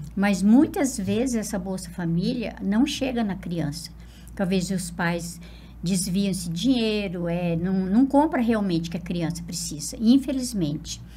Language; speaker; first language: Portuguese; non-native, local second language; Guarani